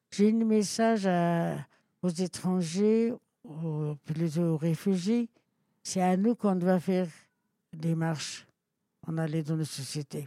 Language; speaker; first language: French; non-native, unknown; Persian